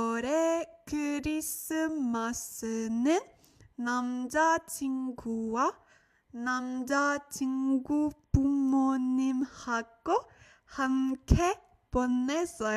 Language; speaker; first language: Korean; non-native, learner; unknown